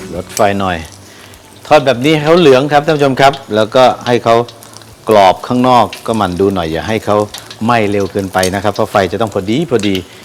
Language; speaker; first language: Thai; native; Thai